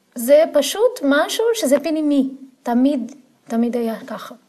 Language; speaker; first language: Hebrew; non-native, fluent; Portuguese